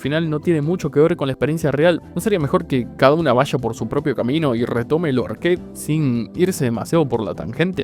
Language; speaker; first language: Spanish; native; Spanish